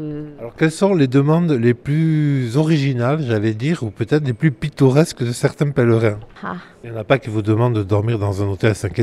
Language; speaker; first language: French; native; French